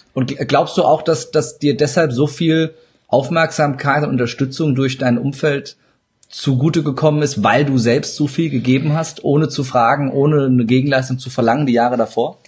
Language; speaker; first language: German; early bilingual, other home language; Turkish